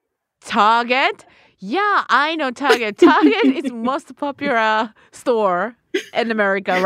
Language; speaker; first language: English; non-native, learner; Japanese